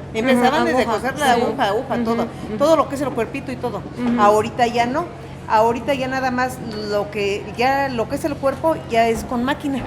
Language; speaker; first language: Spanish; native; Spanish